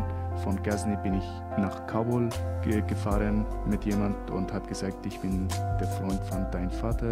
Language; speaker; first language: German; non-native, learner; Persian